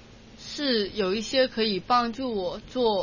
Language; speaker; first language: Chinese; non-native, local second language; Cantonese